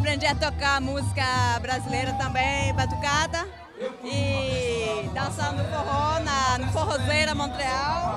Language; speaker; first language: Portuguese; early bilingual, heritage; French